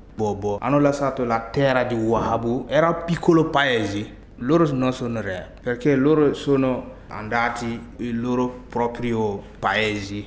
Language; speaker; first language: Italian; non-native, learner; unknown